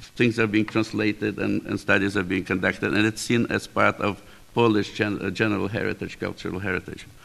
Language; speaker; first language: English; native; English